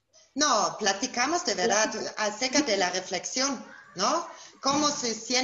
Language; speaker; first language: Spanish; non-native, fluent; German